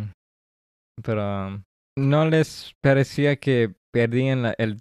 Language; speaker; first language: Spanish; early bilingual, heritage; English